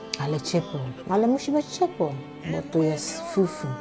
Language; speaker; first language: Polish; non-native, learner; Igbo